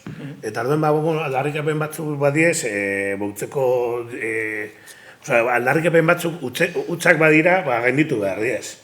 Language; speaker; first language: Basque; native; Basque